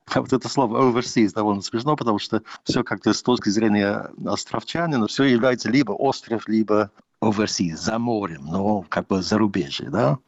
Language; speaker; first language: Russian; non-native, fluent; English